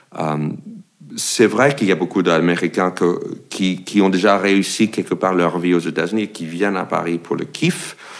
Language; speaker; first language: French; non-native, fluent; English